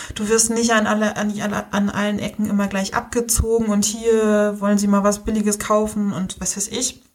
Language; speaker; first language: German; native; German